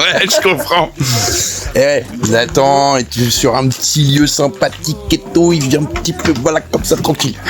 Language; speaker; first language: French; native; French